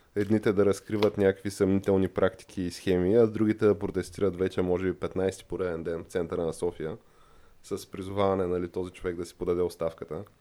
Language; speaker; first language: Bulgarian; native; Bulgarian